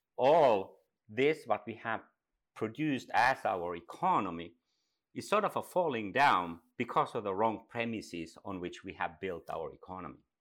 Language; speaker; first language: English; non-native, fluent; Finnish